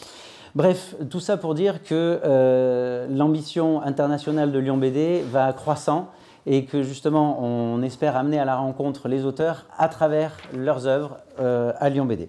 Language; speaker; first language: French; native; French